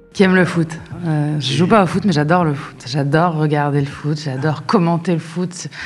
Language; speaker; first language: French; non-native, local second language; Arabic